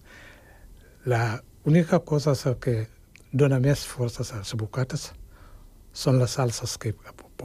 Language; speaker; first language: Catalan; non-native, fluent; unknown